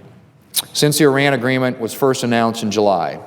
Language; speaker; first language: English; native; English